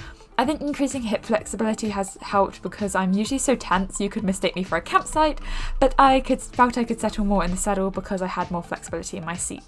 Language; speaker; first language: English; native; English